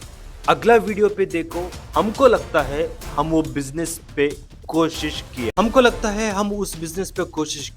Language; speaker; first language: Hindi; non-native, local second language; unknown